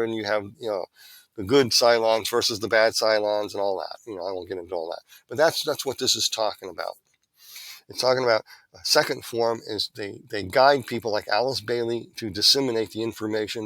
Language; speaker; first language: English; native; English